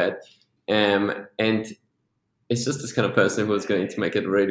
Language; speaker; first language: English; non-native, fluent; Polish